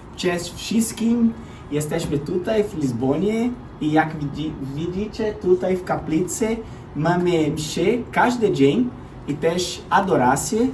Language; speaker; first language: Polish; non-native, learner; Portuguese